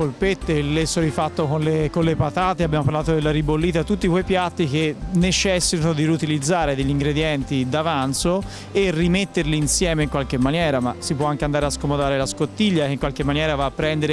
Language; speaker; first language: Italian; native; Italian